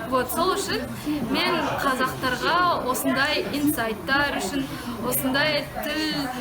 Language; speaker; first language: Kazakh; non-native, learner; Yakut